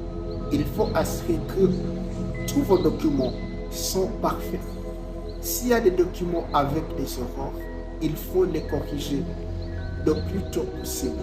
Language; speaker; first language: French; non-native, fluent; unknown